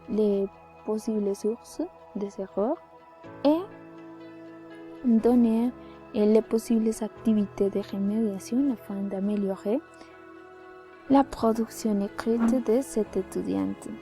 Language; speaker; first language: French; non-native, learner; Spanish